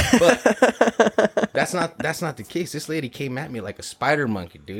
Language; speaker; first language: English; early bilingual, other home language; Spanish